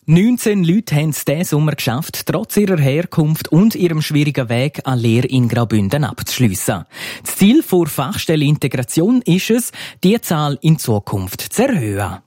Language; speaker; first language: German; native; German